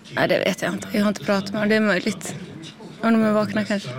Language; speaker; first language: Swedish; native; Swedish